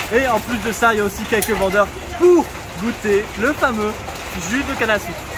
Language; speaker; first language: French; native; French